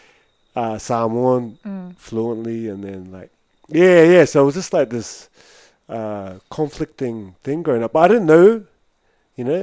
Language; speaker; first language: English; native; English